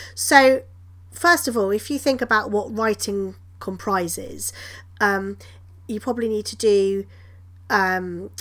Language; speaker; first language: English; native; English